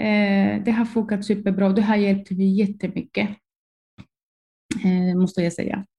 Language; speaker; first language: Swedish; non-native, fluent; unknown